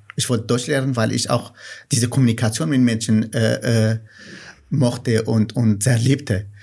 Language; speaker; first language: German; non-native, fluent; Kurdish